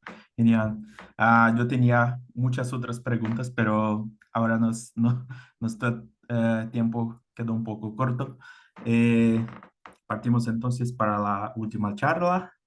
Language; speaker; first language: Spanish; non-native, fluent; Portuguese